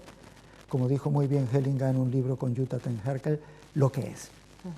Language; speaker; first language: Spanish; native; Spanish